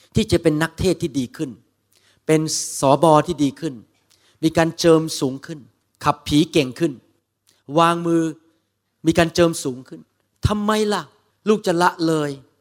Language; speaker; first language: Thai; native; Thai